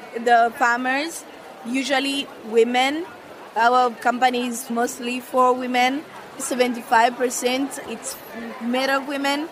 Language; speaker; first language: English; non-native, local second language; Kinyarwanda